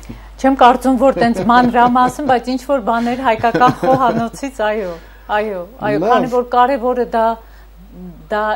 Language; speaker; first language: Armenian; native; Armenian